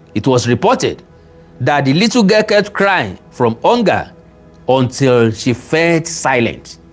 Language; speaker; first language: English; non-native, local second language; Yoruba